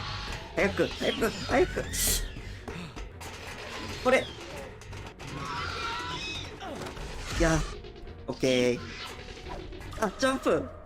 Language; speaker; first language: Japanese; non-native, learner; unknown